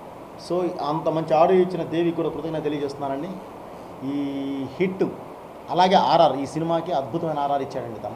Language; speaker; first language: Telugu; native; Telugu